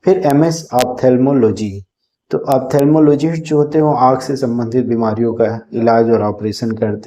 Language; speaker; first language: Hindi; native; Hindi